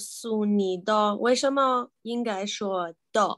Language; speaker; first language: Chinese; non-native, learner; English